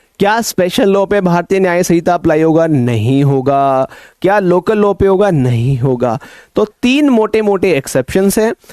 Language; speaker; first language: Hindi; native; Hindi